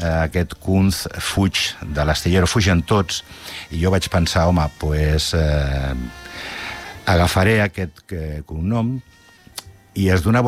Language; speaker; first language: Catalan; native; Catalan